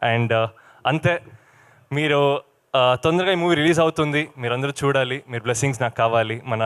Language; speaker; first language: Telugu; non-native, local second language; Kannada